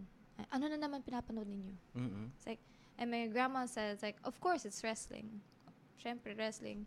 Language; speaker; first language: English; non-native, local second language; Filipino